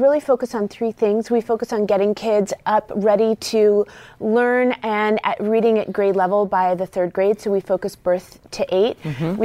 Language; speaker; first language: English; native; English